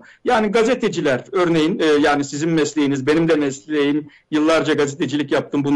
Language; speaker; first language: Turkish; native; Turkish